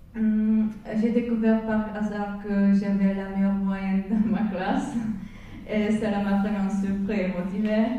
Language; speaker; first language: French; non-native, fluent; Czech